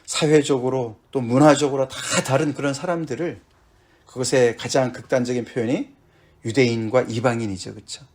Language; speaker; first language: Korean; native; Korean